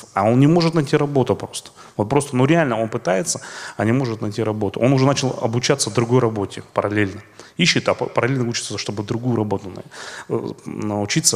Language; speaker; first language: Russian; native; Russian